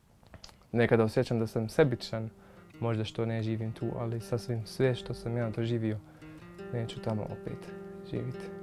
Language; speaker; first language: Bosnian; non-native, fluent; Arabic